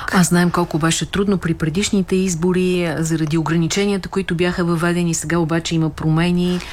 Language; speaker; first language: Bulgarian; native; Bulgarian